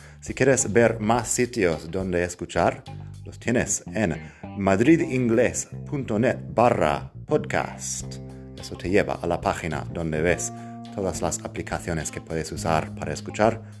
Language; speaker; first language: Spanish; non-native, fluent; English